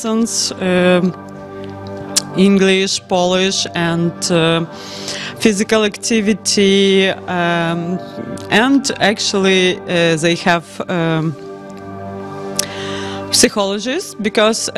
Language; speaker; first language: English; non-native, learner; Ukrainian